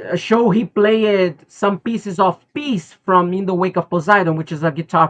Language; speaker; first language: English; non-native, fluent; Portuguese